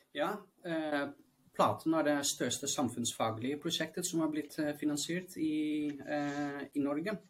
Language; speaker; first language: Norwegian; non-native, fluent; Dutch